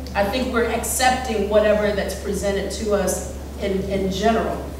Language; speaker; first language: English; native; English